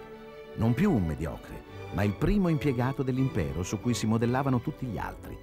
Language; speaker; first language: Italian; native; Italian